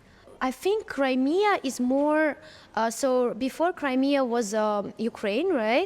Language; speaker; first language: English; non-native, fluent; Russian